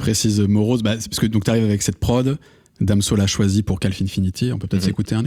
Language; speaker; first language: French; native; French